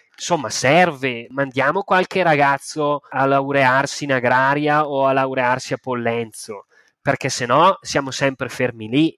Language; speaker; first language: Italian; native; Italian